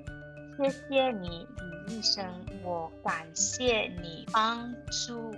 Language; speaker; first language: Chinese; non-native, learner; English